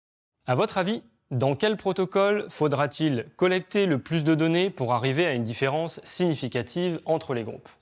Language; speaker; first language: French; native; French